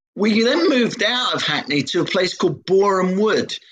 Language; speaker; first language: English; native; English